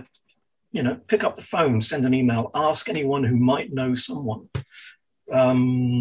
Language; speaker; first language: English; native; English